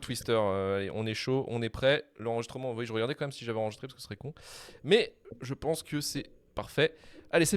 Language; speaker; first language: French; native; French